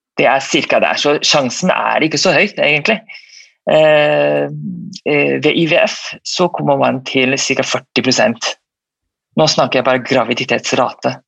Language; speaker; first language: Norwegian; non-native, fluent; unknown